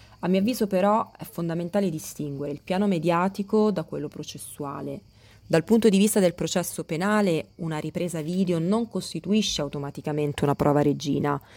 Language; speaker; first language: Italian; native; Italian